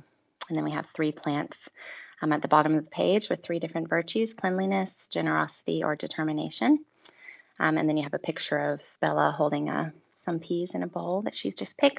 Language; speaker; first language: English; native; English